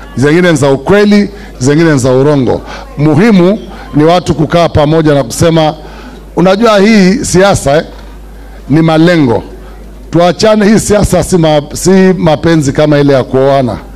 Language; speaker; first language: Swahili; non-native, local second language; Giryama